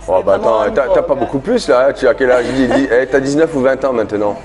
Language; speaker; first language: French; native; French